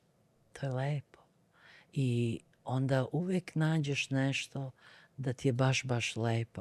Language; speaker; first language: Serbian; early bilingual, other home language; Bosnian